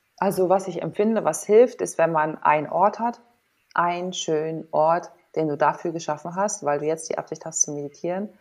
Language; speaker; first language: German; native; German